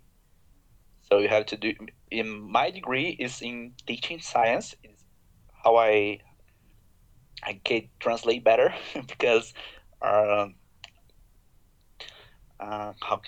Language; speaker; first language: English; non-native, fluent; Portuguese